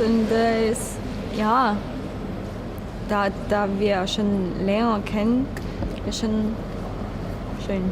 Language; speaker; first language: German; non-native, fluent; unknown